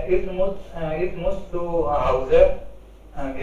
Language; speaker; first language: German; non-native, learner; Hindi